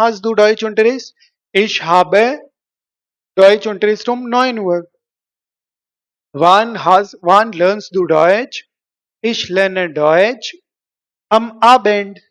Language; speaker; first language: German; non-native, learner; Hindi